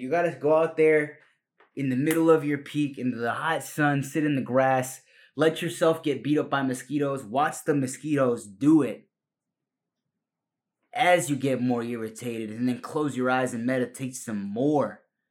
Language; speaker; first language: English; early bilingual, other home language; Spanish